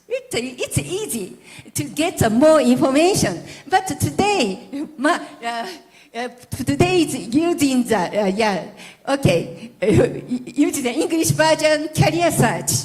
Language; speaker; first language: English; non-native, learner; Japanese